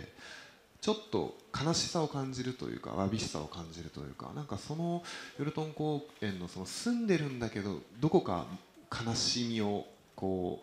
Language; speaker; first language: Japanese; native; Japanese